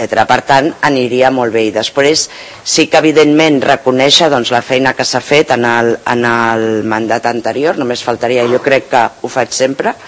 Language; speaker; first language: Catalan; native; Catalan